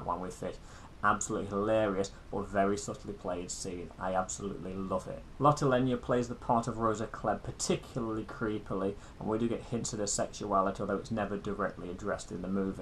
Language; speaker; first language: English; native; English